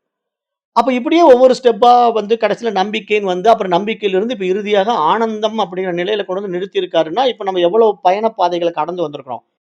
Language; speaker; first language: Tamil; native; Tamil